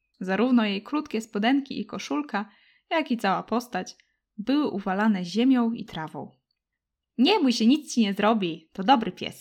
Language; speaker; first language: Polish; native; Polish